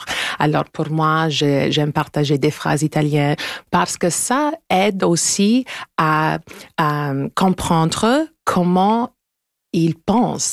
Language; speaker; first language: French; non-native, local second language; English